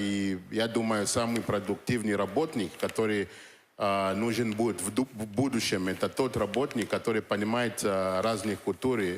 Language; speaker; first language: Russian; non-native, fluent; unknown